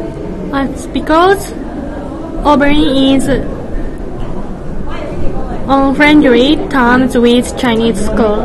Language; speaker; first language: English; non-native, learner; Japanese